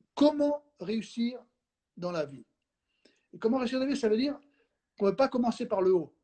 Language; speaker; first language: French; non-native, fluent; Spanish